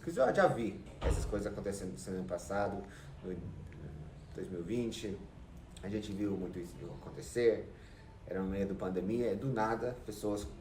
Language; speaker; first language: Portuguese; non-native, fluent; English